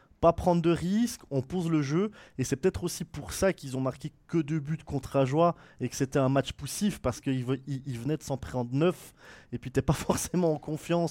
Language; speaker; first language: French; native; French